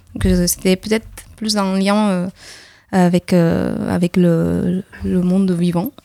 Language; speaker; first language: French; non-native, fluent; Spanish